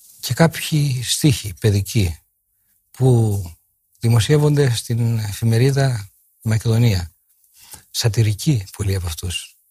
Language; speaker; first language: Greek; native; Greek